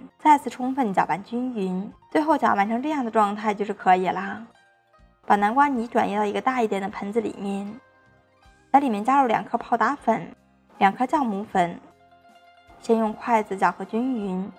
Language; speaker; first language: Chinese; native; Chinese